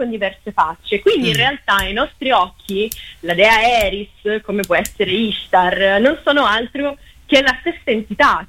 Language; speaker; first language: Italian; native; Italian